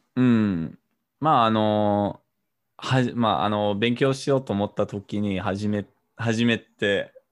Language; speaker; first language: Japanese; non-native, fluent; English